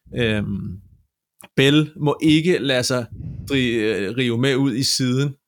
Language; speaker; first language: Danish; native; Danish